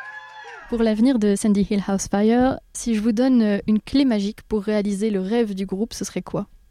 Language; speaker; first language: French; native; French